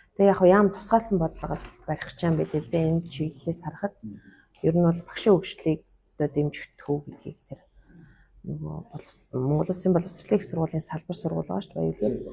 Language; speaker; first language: Mongolian; non-native, local second language; Kazakh